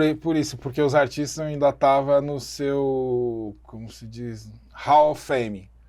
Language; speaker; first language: Portuguese; native; Portuguese